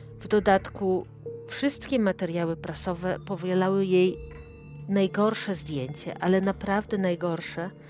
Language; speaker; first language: Polish; native; Polish